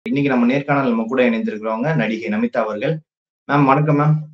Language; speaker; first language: Tamil; native; Tamil